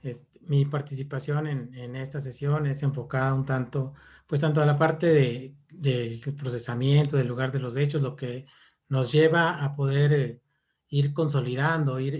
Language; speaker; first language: Spanish; native; Spanish